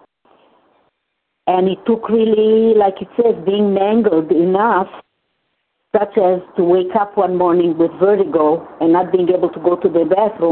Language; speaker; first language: English; non-native, fluent; Hungarian